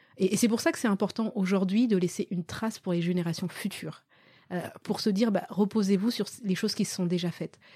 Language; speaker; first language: French; early bilingual, other home language; Malagasy